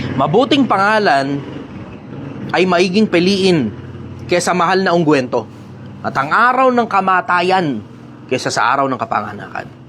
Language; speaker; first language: Filipino; native; Filipino